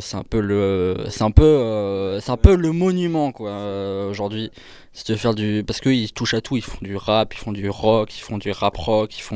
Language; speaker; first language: French; native; French